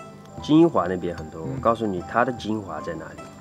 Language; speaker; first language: Chinese; native; Chinese